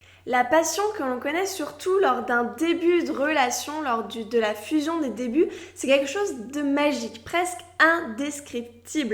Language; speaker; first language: French; native; French